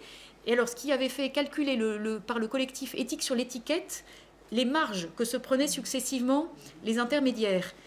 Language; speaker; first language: French; native; French